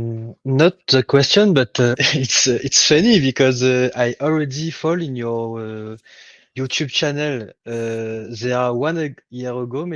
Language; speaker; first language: English; non-native, learner; French